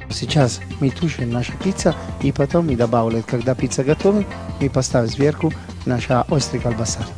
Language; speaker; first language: Russian; non-native, learner; Italian